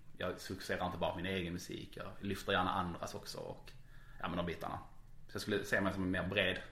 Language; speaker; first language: Swedish; native; Swedish